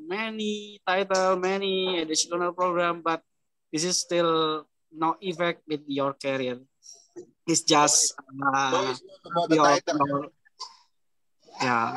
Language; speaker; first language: English; non-native, learner; Indonesian